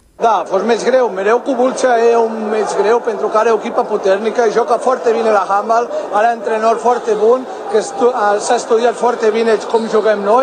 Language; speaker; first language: Romanian; non-native, learner; Spanish